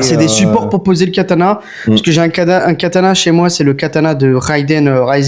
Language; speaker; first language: French; native; French